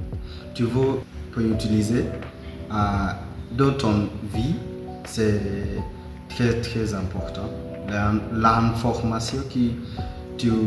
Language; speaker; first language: French; non-native, learner; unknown